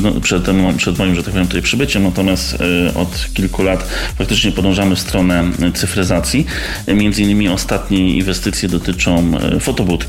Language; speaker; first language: Polish; native; Polish